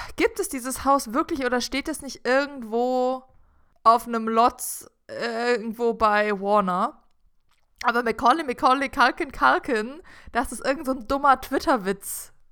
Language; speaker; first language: German; native; German